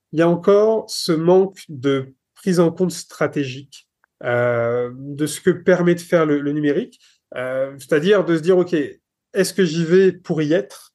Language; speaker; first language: French; native; French